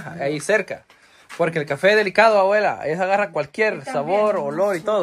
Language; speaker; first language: Spanish; native; Spanish